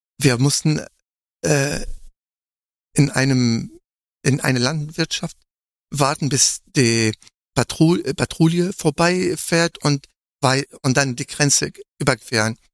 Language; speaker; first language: German; non-native, fluent; Arabic